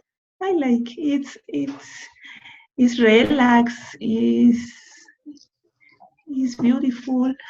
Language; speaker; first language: English; non-native, learner; Spanish